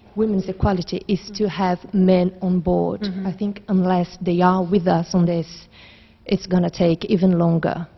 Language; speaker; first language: English; non-native, fluent; Portuguese